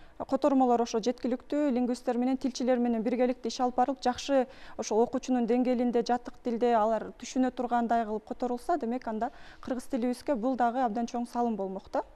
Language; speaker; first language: Kyrgyz; native; Kyrgyz